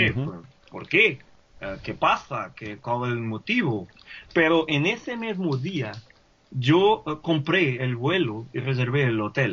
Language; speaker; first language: Spanish; non-native, fluent; Portuguese